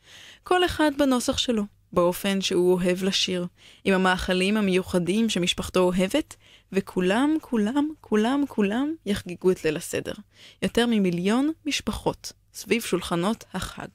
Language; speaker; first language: Hebrew; native; Hebrew